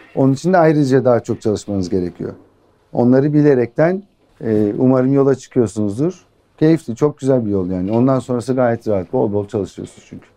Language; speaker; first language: Turkish; native; Turkish